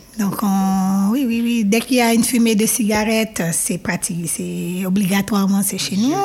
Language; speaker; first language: French; non-native, local second language; Haitian Creole